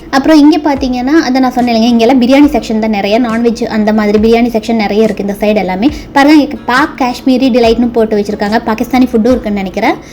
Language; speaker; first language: Tamil; non-native, local second language; Malayalam